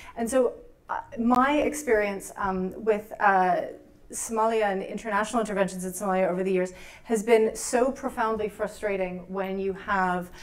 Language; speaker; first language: English; native; English